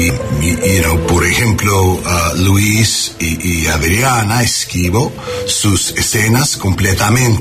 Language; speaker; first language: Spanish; non-native, learner; English